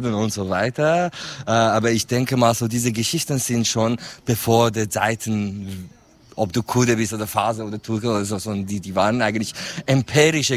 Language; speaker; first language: German; non-native, fluent; Persian